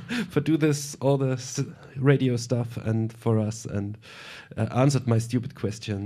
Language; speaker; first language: English; non-native, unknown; German